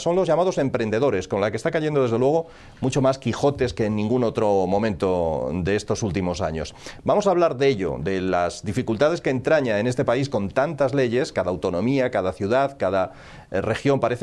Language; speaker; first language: Spanish; native; Spanish